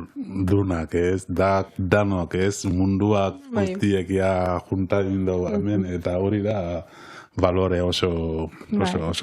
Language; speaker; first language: Basque; non-native, learner; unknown